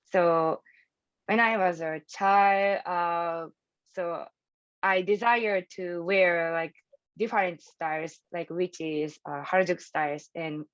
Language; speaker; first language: English; non-native, learner; Japanese